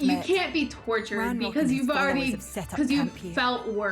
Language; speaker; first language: English; native; English